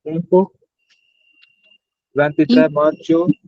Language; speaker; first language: Italian; non-native, learner; Urdu